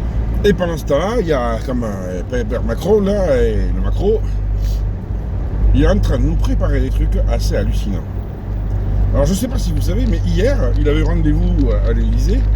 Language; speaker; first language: French; native; French